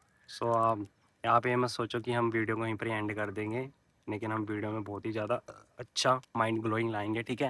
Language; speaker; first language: Hindi; non-native, local second language; Punjabi